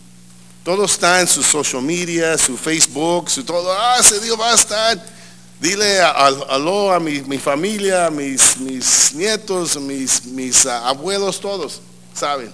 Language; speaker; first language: Spanish; early bilingual, heritage; English